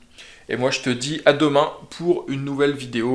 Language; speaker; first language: French; native; French